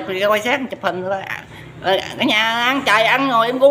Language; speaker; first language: Vietnamese; native; Vietnamese